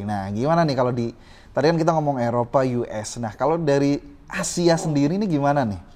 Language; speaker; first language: Indonesian; native; Indonesian